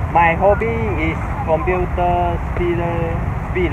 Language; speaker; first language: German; non-native, learner; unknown